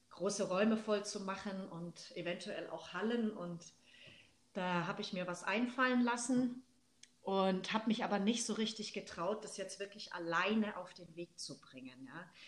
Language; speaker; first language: German; native; German